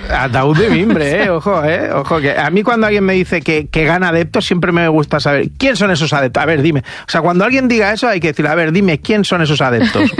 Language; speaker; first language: Spanish; native; Spanish